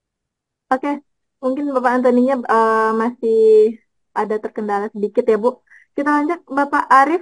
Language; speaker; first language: Indonesian; native; Indonesian